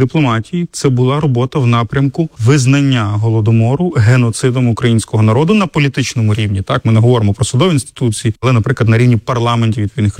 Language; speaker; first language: Ukrainian; native; Ukrainian